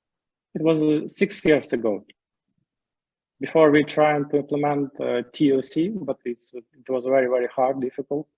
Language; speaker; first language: English; non-native, learner; Ukrainian